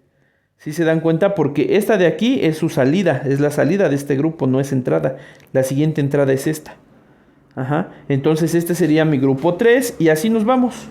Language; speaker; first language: Spanish; native; Spanish